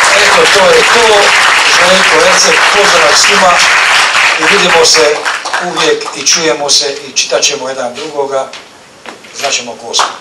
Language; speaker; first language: Croatian; native; Croatian